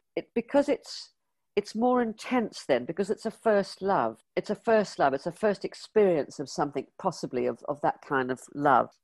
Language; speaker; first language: English; native; English